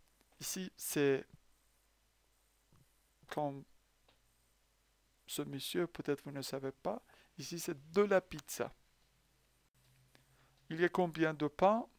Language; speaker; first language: French; non-native, fluent; Persian